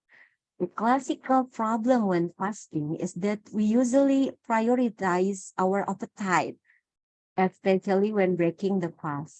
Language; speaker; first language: English; non-native, learner; Indonesian